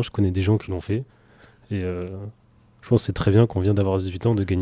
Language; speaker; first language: French; native; French